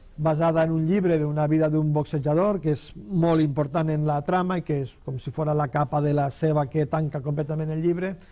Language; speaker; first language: Catalan; non-native, local second language; Spanish